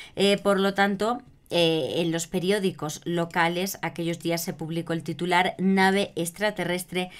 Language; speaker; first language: Spanish; native; Spanish